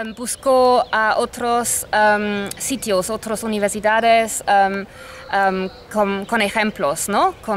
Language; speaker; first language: Spanish; non-native, fluent; English